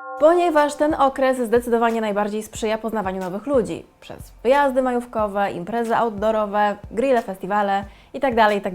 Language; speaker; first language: Polish; native; Polish